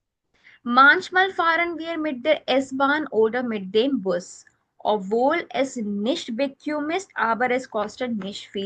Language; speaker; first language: German; non-native, fluent; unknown